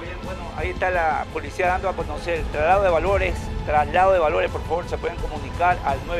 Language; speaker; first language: Spanish; native; Spanish